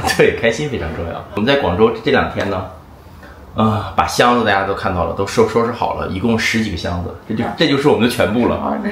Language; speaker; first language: Chinese; native; Chinese